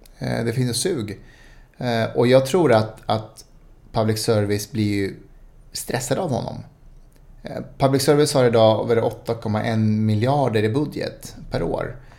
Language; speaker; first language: Swedish; early bilingual, other home language; Spanish